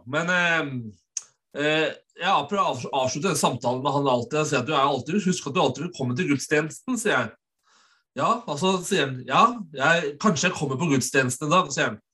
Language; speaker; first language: Norwegian; native; Norwegian